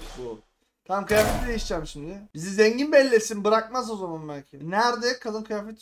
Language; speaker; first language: Turkish; native; Turkish